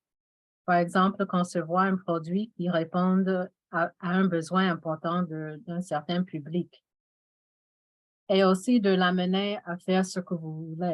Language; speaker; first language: French; non-native, fluent; English